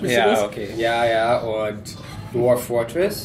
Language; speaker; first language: German; non-native, fluent; English